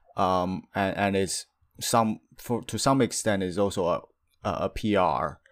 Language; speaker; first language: English; non-native, fluent; Chinese